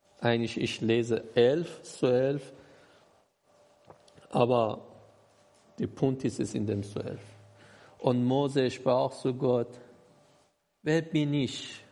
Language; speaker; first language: German; non-native, learner; Persian